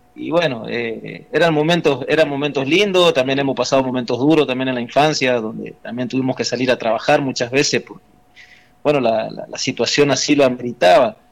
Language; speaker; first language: Spanish; native; Spanish